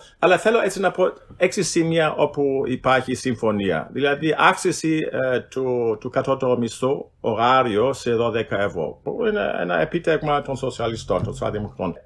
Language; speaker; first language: Greek; non-native, fluent; German